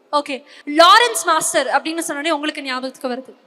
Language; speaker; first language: Tamil; native; Tamil